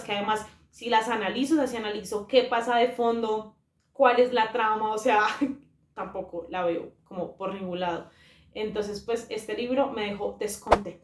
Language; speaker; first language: Spanish; native; Spanish